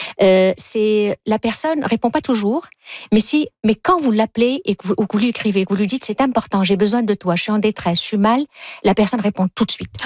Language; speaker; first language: French; native; French